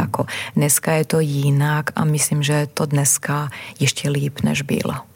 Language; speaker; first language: Czech; non-native, fluent; Croatian